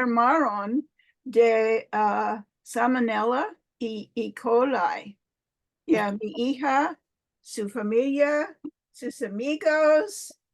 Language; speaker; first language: Spanish; non-native, learner; English